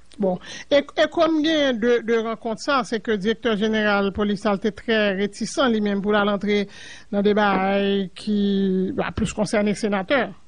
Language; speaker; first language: French; non-native, local second language; Haitian Creole